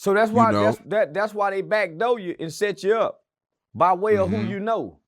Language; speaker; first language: English; native; English